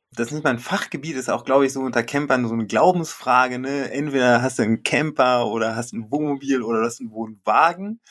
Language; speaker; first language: German; native; German